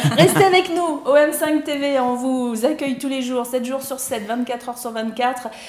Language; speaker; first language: French; native; French